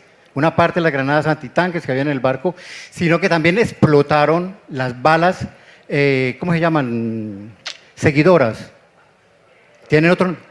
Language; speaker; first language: Spanish; native; Spanish